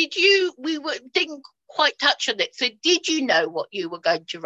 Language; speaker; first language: English; native; English